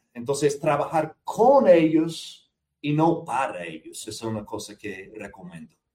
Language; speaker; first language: Spanish; non-native, fluent; English